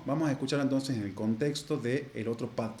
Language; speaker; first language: Spanish; native; Spanish